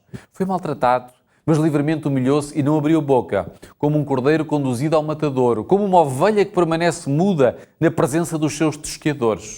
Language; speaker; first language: Portuguese; native; Portuguese